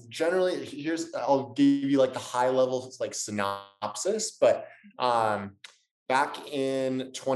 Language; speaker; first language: English; native; English